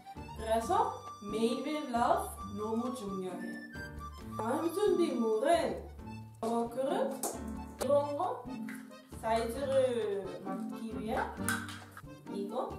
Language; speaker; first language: Korean; non-native, learner; Dutch